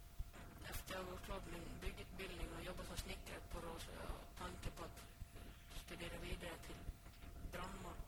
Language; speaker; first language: Swedish; early bilingual, other home language; Finnish